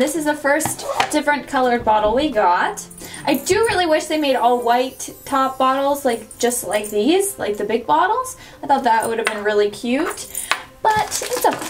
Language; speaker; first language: English; native; English